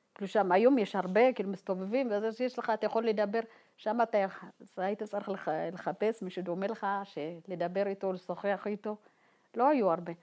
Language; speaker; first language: Hebrew; non-native, fluent; Tigrinya